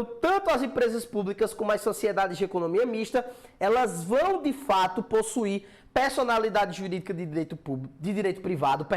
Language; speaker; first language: Portuguese; native; Portuguese